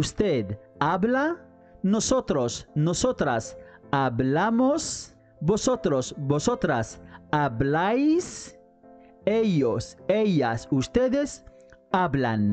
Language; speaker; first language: Spanish; non-native, fluent; Arabic